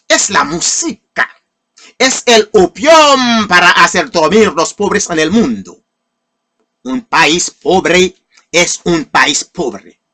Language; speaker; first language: Spanish; non-native, fluent; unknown